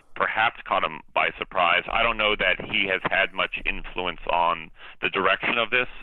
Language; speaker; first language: English; native; English